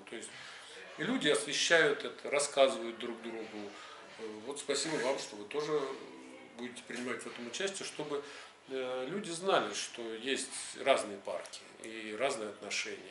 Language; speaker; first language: Russian; native; Russian